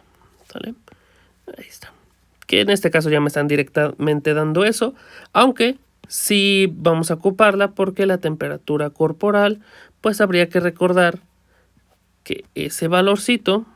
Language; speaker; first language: Spanish; native; Spanish